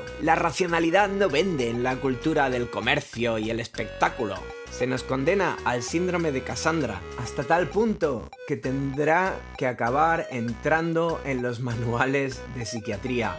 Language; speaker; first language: Spanish; native; Spanish